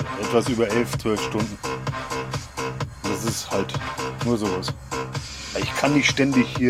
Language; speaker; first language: German; native; German